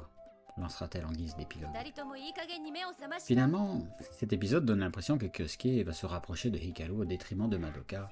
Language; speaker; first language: French; native; French